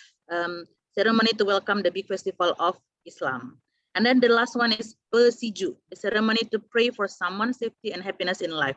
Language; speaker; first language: English; non-native, fluent; Indonesian